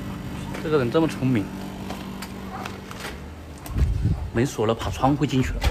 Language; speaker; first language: Chinese; native; Chinese